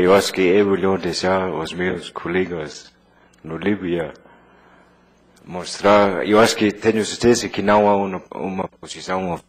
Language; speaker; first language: Portuguese; non-native, fluent; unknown